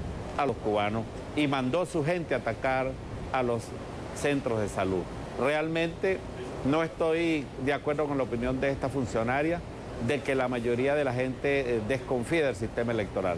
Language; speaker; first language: Spanish; native; Spanish